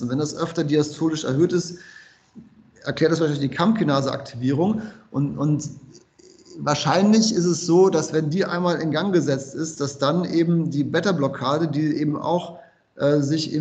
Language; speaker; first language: German; native; German